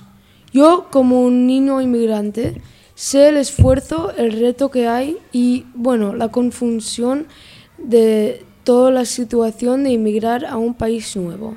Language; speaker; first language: Spanish; early bilingual, other home language; English